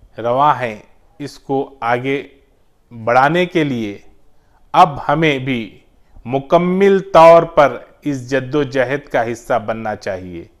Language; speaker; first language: Hindi; non-native, local second language; Urdu